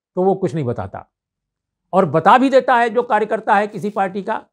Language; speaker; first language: Hindi; native; Hindi